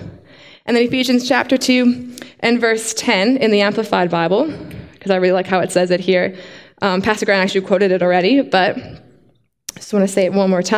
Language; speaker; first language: English; native; English